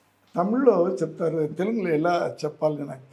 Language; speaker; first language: Telugu; non-native, learner; Tamil